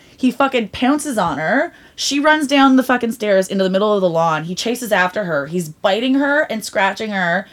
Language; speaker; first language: English; native; English